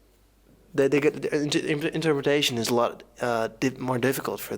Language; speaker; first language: English; non-native, fluent; Dutch